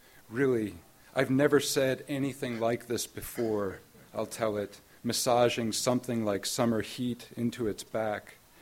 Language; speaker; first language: English; native; English